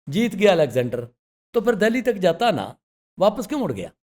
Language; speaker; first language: Urdu; non-native, local second language; Punjabi